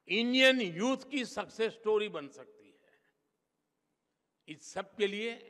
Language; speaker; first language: Hindi; non-native, local second language; Gujarati